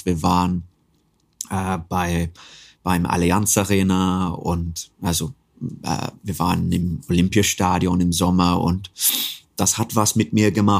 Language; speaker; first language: German; non-native, fluent; English